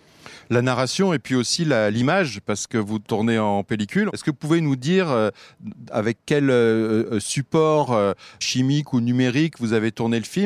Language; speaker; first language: French; native; French